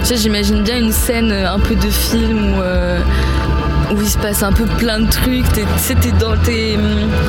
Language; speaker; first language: French; native; French